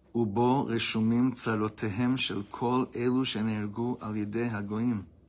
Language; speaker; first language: Hebrew; non-native, fluent; English